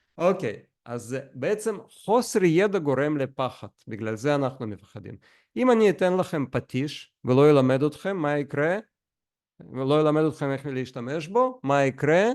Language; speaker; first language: Hebrew; non-native, fluent; Russian